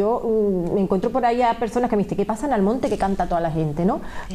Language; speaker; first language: Spanish; native; Spanish